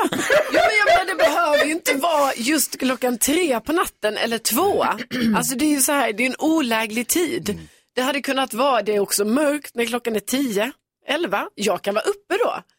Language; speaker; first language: Swedish; native; Swedish